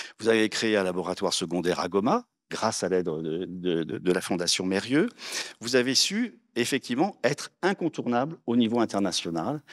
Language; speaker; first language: French; native; French